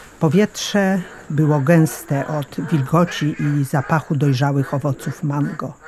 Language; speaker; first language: Polish; native; Polish